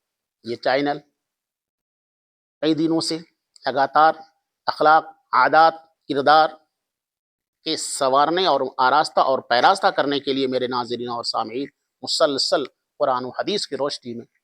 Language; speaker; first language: Urdu; native; Urdu